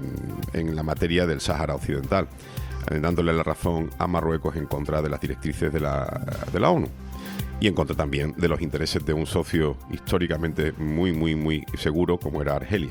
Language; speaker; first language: Spanish; native; Spanish